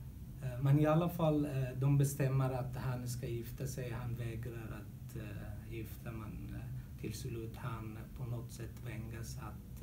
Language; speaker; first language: Swedish; non-native, learner; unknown